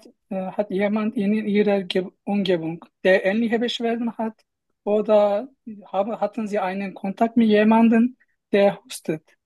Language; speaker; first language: German; non-native, learner; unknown